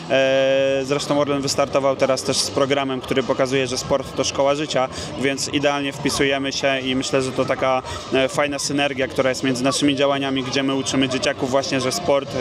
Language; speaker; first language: Polish; native; Polish